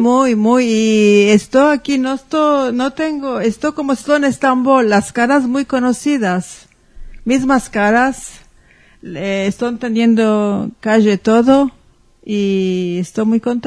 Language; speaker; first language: Spanish; early bilingual, heritage; Ladino